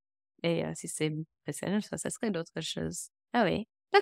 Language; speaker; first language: French; non-native, fluent; English